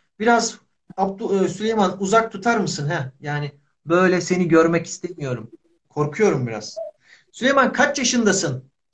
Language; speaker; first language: Turkish; native; Turkish